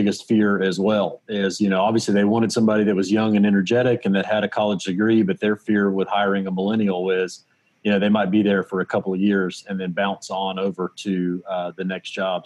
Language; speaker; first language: English; native; English